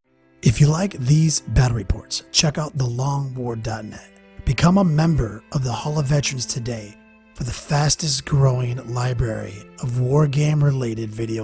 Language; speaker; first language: English; native; English